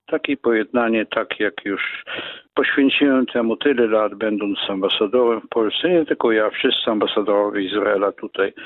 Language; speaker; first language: Polish; non-native, fluent; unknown